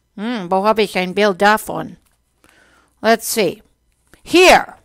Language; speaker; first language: German; non-native, fluent; English